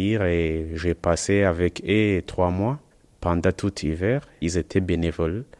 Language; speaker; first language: French; non-native, local second language; Kinyarwanda